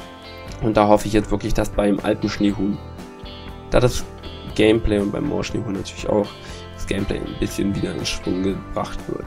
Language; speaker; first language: German; native; German